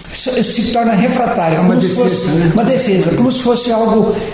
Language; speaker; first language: Portuguese; native; Portuguese